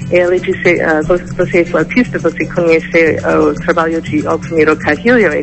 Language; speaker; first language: Portuguese; non-native, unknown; English